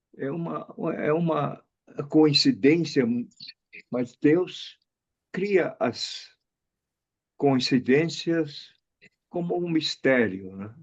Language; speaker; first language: Portuguese; non-native, fluent; Chinese